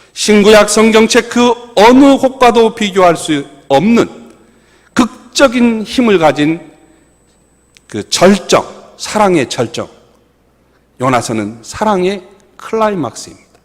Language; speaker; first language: Korean; native; Korean